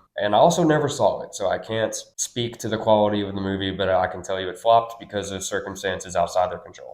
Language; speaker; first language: English; native; English